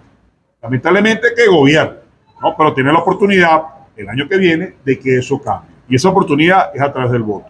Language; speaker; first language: Spanish; native; Spanish